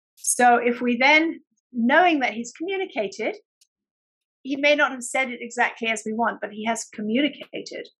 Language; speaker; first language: English; native; English